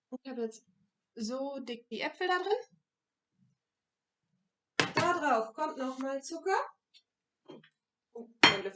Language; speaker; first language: German; non-native, fluent; French